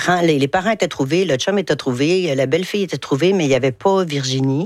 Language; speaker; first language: French; native; French